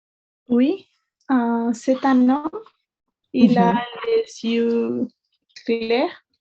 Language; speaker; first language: French; non-native, learner; Spanish